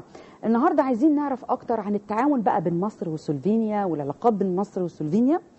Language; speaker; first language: Arabic; native; Arabic